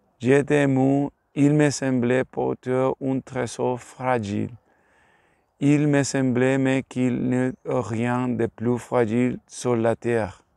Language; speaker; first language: French; non-native, learner; Spanish